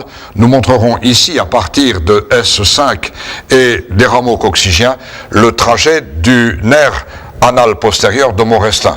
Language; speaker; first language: French; native; French